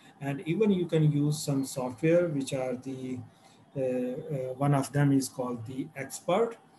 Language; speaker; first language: English; non-native, local second language; Urdu